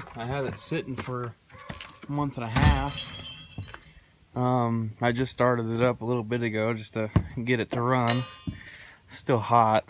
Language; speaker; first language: English; native; English